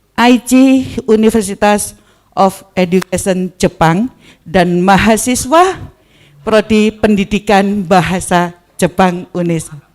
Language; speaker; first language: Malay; non-native, local second language; Javanese